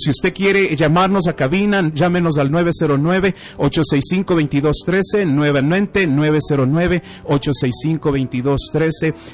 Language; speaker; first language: Spanish; native; Spanish